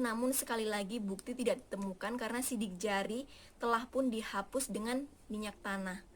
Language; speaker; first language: Indonesian; native; Indonesian